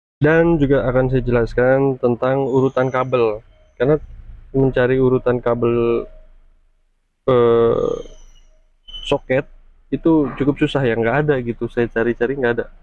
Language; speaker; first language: Indonesian; native; Indonesian